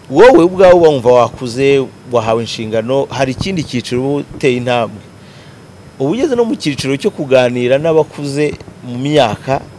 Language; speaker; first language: Kinyarwanda; native; Kinyarwanda